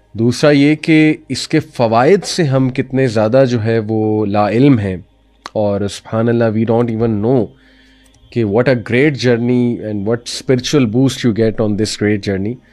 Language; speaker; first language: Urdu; native; Urdu